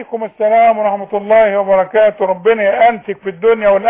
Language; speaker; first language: Arabic; native; Arabic